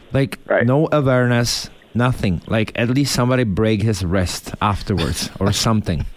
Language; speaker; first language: English; non-native, fluent; Czech